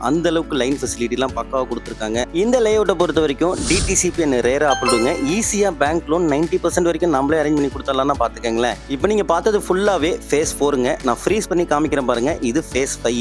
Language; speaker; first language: Tamil; native; Tamil